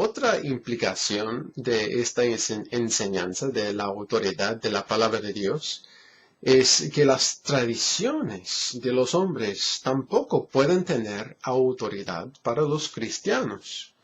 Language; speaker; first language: Spanish; non-native, fluent; English